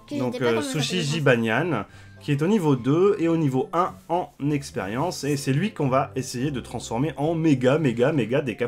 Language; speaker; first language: French; native; French